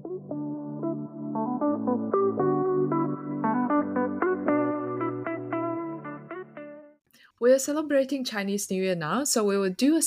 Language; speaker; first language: English; non-native, local second language; Chinese